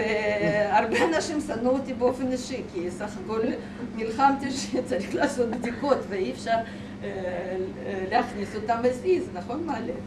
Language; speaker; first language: Hebrew; non-native, fluent; Russian